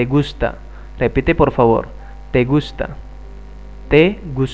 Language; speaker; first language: Spanish; non-native, fluent; Indonesian